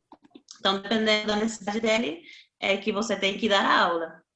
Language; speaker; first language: Portuguese; non-native, fluent; Spanish